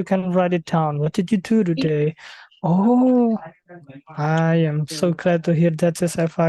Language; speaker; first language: English; non-native, fluent; Indonesian